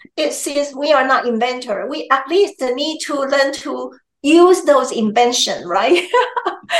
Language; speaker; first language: English; non-native, fluent; Chinese